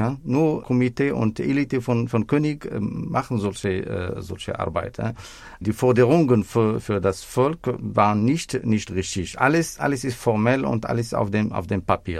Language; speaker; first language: German; non-native, fluent; Arabic